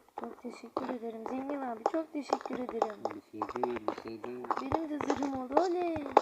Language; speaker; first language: Turkish; native; Turkish